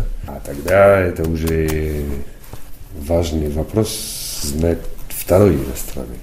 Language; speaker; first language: Russian; non-native, fluent; French